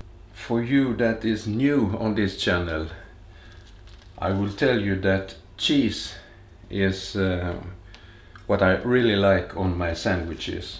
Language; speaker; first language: English; non-native, fluent; Swedish